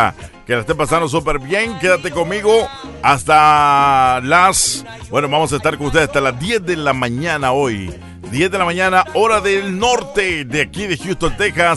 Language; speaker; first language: Spanish; native; Spanish